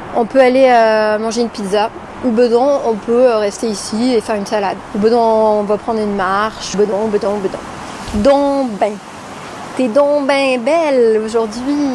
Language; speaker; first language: French; native; French